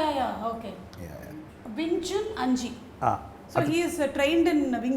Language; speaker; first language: Telugu; native; Telugu